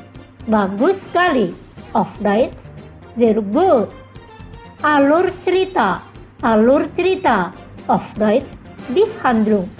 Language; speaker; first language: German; non-native, fluent; Indonesian